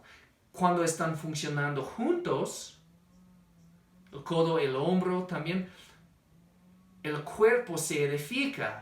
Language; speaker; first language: Spanish; non-native, fluent; English